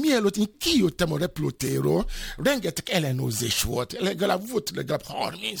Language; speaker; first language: Hungarian; non-native, fluent; Yoruba